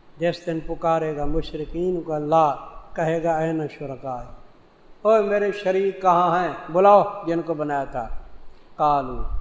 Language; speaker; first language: Urdu; non-native, local second language; Punjabi